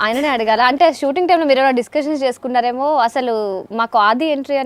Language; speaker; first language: Telugu; native; Telugu